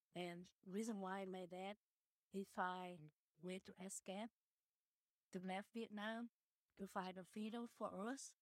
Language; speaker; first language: English; early bilingual, other home language; Vietnamese